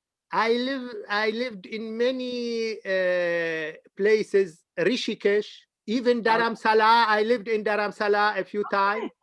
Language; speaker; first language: English; non-native, fluent; Arabic